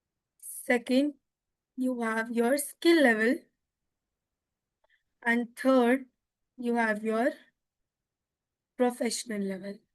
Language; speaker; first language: English; non-native, local second language; Hindi